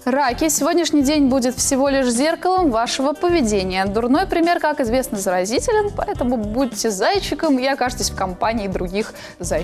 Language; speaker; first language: Russian; native; Russian